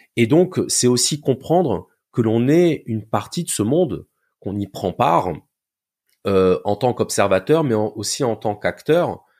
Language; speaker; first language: French; native; French